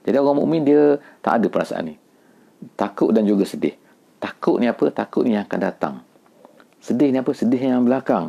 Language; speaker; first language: Malay; native; Malay